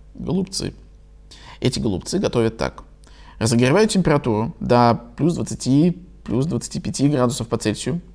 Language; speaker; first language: Russian; native; Russian